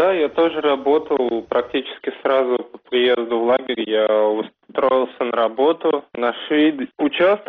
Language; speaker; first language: Russian; native; Russian